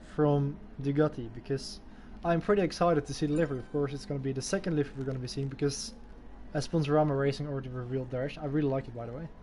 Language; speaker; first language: English; non-native, fluent; Dutch